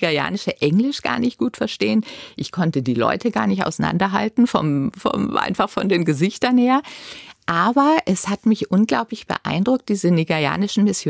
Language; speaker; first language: German; native; German